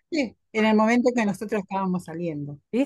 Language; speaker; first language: Spanish; native; Spanish